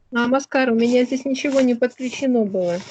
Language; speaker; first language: Russian; native; Russian